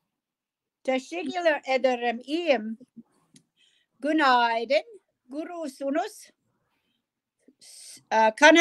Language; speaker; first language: Turkish; non-native, learner; English